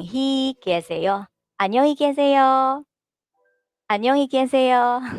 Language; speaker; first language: Korean; non-native, fluent; Filipino